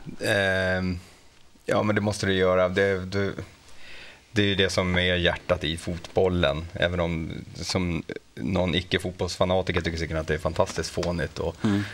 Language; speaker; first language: Swedish; native; Swedish